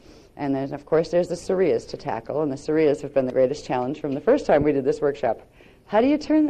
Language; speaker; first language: English; native; English